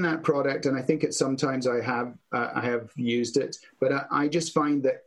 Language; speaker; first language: English; native; English